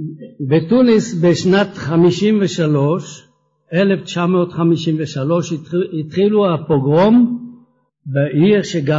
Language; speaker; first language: Hebrew; non-native, fluent; French